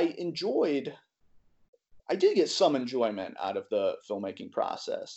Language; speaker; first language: English; native; English